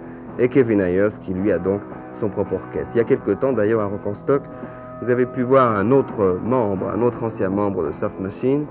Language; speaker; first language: French; native; French